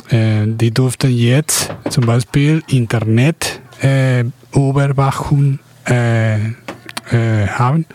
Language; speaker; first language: German; non-native, fluent; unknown